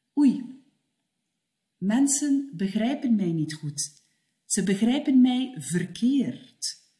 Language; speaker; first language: Dutch; native; Dutch